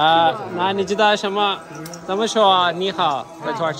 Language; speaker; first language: Chinese; non-native, learner; Turkish